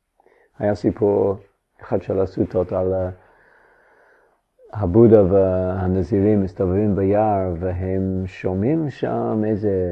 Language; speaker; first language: Hebrew; non-native, fluent; English